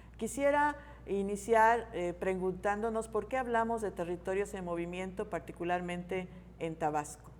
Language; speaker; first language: Spanish; native; Spanish